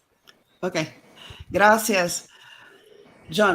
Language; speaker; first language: Spanish; non-native, learner; Portuguese